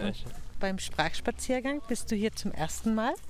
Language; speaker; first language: German; native; German